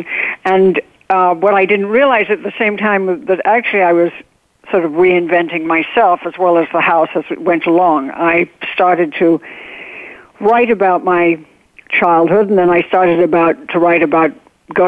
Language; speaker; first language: English; native; English